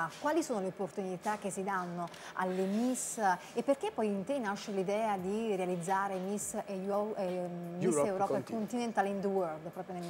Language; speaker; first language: Italian; native; Italian